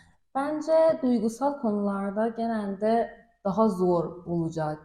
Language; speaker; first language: Turkish; non-native, learner; Persian